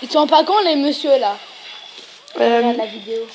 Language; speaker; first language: French; native; French